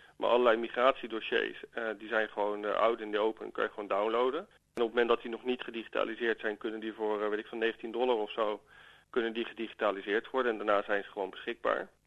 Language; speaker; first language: Dutch; native; Dutch